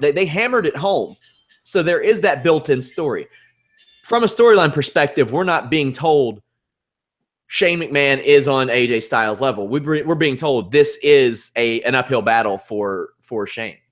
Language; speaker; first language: English; native; English